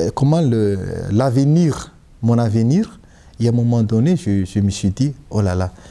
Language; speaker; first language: French; non-native, local second language; Malagasy